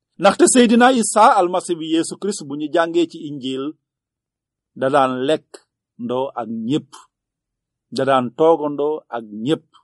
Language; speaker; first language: Wolof; native; Wolof